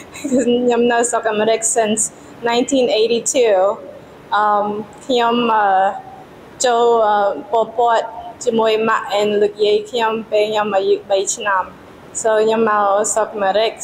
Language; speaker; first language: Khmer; early bilingual, heritage; Khmer